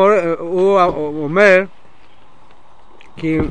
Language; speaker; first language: Hebrew; non-native, fluent; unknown